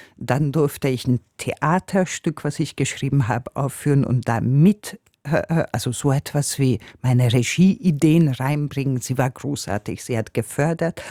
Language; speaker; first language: German; non-native, fluent; Hungarian